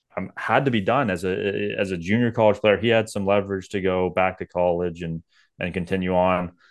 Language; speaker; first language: English; native; English